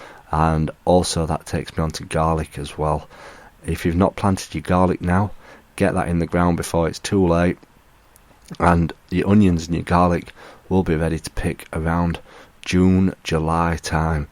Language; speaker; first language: English; native; English